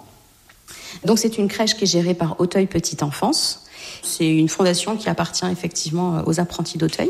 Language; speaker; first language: French; native; French